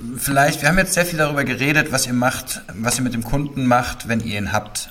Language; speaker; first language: German; native; German